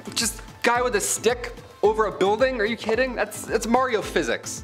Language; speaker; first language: English; native; English